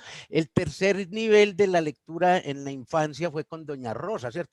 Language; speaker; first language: Spanish; native; Spanish